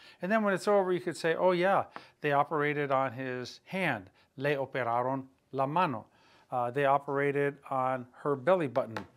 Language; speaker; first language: English; native; English